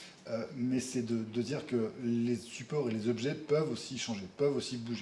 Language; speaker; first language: French; native; French